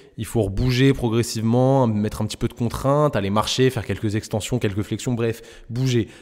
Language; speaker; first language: French; native; French